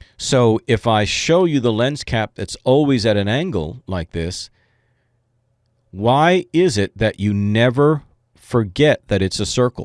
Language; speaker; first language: English; native; English